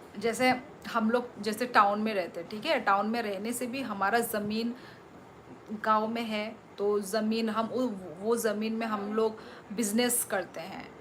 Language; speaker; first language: Hindi; non-native, local second language; Kok Borok